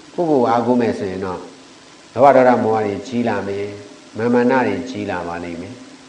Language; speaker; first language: Burmese; native; Burmese